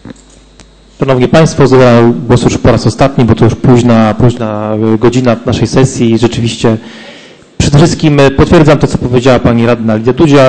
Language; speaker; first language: Polish; native; Polish